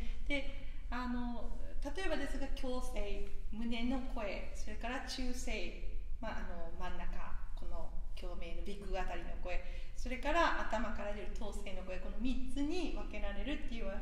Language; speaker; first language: Japanese; native; Japanese